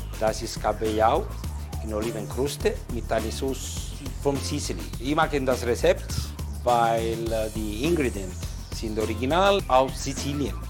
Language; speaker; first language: German; non-native, learner; Italian